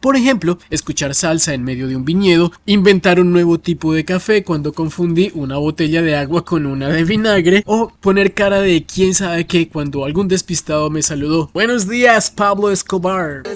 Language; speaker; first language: Spanish; native; Spanish